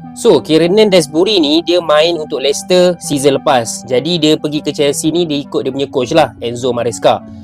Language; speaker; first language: Malay; native; Malay